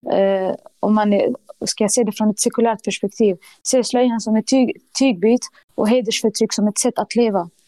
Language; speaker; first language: Swedish; early bilingual, other home language; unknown